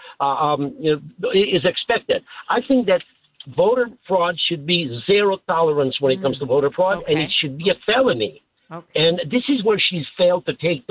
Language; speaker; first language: English; non-native, fluent; Albanian